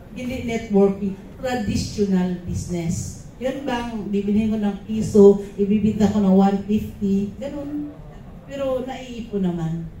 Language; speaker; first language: Filipino; non-native, local second language; Cebuano